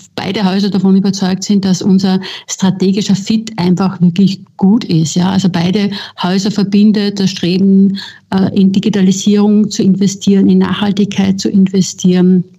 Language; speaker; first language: German; native; German